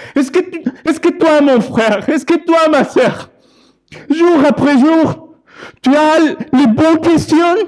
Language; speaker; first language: French; non-native, fluent; Spanish